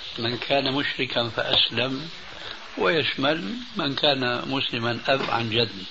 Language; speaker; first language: Arabic; early bilingual, other home language; Albanian